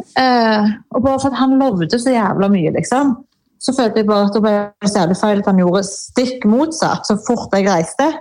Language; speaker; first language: Norwegian; native; Norwegian